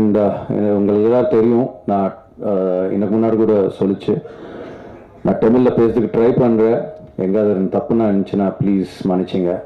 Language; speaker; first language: Tamil; non-native, learner; Telugu